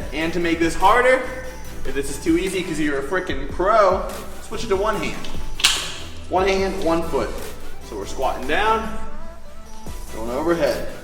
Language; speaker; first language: English; native; English